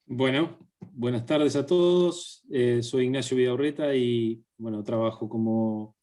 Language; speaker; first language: Spanish; native; Spanish